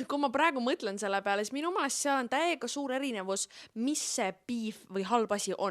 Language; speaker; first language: Estonian; native; Estonian